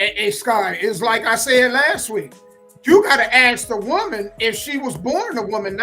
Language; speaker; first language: English; native; English